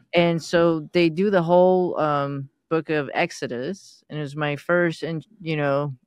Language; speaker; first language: English; non-native, fluent; Persian